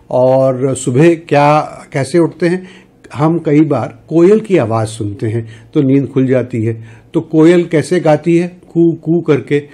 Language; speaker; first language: Hindi; native; Hindi